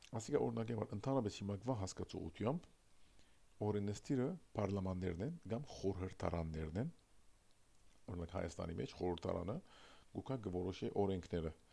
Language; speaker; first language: Armenian; early bilingual, heritage; Armenian